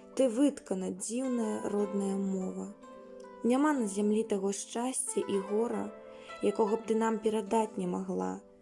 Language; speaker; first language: Belarusian; native; Belarusian